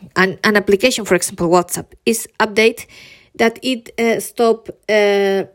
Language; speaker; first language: English; non-native, learner; Spanish